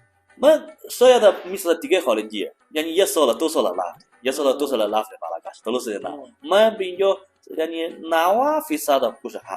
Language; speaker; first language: Persian; non-native, learner; Chinese